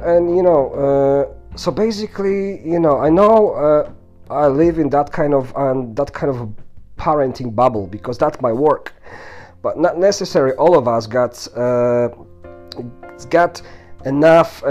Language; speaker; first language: English; non-native, fluent; Polish